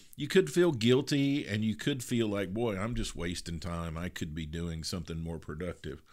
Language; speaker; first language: English; native; English